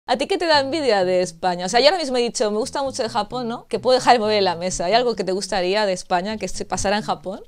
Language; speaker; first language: Spanish; native; Spanish